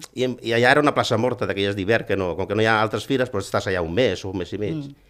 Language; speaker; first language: Catalan; early bilingual, other home language; Galician